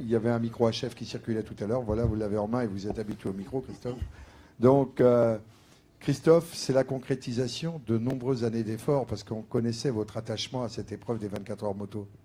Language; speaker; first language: French; native; French